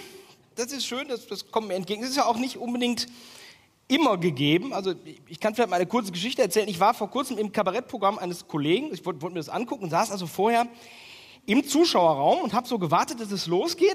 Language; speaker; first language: German; native; German